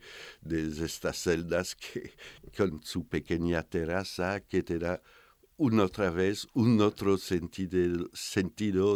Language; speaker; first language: Spanish; non-native, fluent; French